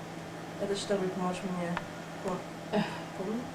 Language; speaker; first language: Russian; non-native, learner; English